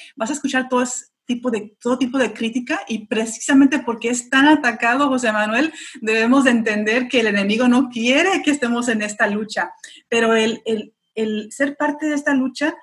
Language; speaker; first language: Spanish; early bilingual, heritage; Spanish